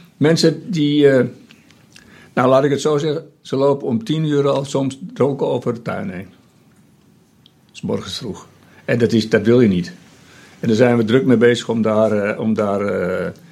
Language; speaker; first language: Dutch; non-native, local second language; Western Frisian